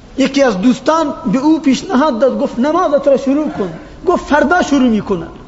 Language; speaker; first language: Persian; non-native, local second language; Baluchi